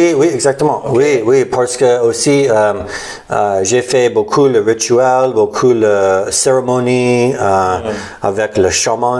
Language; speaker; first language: French; non-native, learner; English